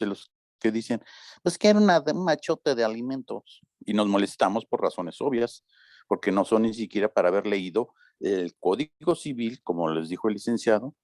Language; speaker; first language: Spanish; native; Spanish